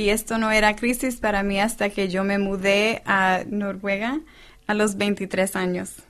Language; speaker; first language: Spanish; non-native, fluent; English